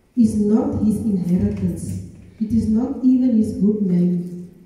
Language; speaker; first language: English; non-native, local second language; Afrikaans